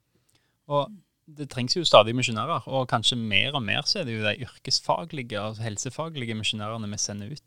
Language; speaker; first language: Norwegian; native; Norwegian